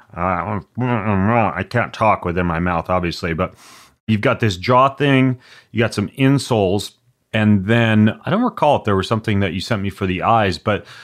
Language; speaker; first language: English; native; English